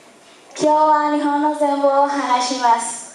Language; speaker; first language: Japanese; non-native, learner; Spanish